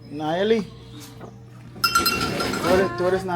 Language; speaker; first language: Spanish; non-native, learner; English